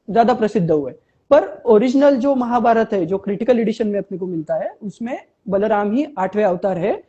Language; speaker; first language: Hindi; non-native, local second language; Marathi